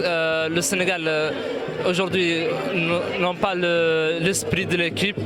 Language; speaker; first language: French; non-native, local second language; Wolof